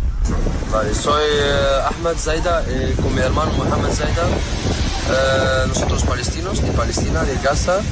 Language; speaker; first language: Spanish; non-native, learner; Arabic